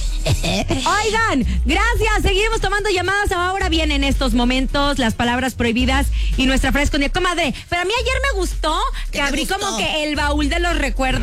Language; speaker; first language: Spanish; native; Spanish